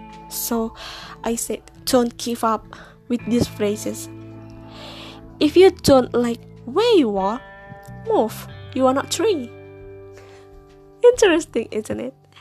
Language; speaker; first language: English; non-native, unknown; Indonesian